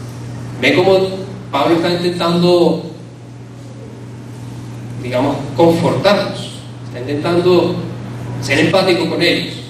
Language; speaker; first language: Spanish; native; Spanish